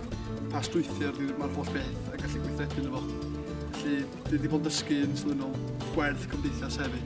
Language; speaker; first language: Welsh; native; Welsh